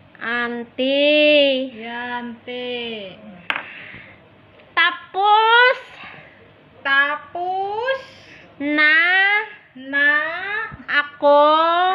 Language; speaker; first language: Filipino; non-native, learner; Indonesian